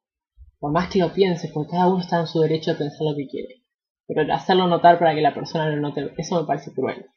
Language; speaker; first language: Spanish; native; Spanish